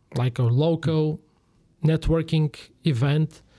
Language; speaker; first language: English; non-native, fluent; Bulgarian